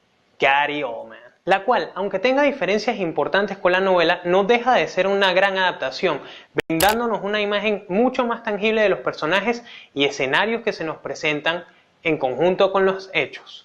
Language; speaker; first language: Spanish; native; Spanish